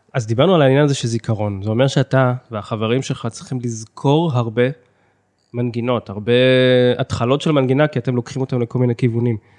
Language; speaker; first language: Hebrew; native; Hebrew